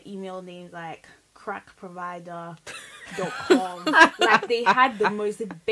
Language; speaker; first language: English; non-native, local second language; Yoruba